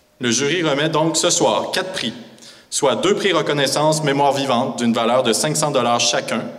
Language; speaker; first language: French; native; French